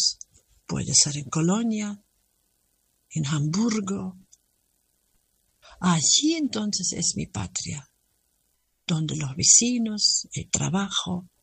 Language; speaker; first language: Spanish; non-native, learner; German